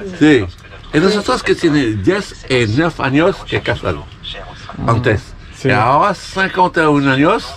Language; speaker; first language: Spanish; non-native, learner; French